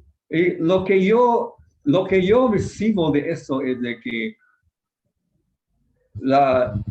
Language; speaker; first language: Spanish; non-native, fluent; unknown